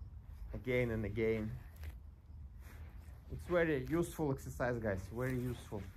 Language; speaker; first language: English; non-native, learner; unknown